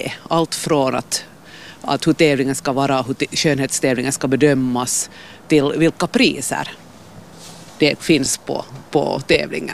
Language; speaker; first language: Swedish; native; Swedish